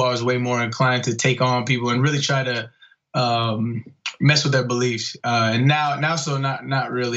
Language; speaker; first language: English; native; English